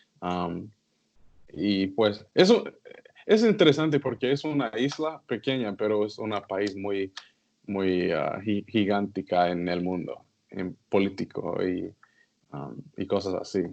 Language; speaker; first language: Spanish; non-native, learner; English